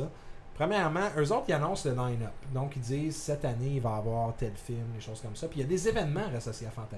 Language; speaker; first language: French; native; French